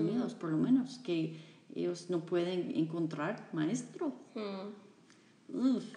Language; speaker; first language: Spanish; non-native, fluent; English